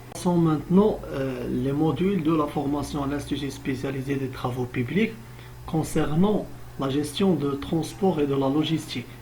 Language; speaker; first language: French; non-native, local second language; Arabic